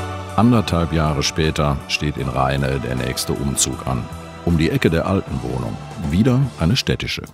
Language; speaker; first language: German; native; German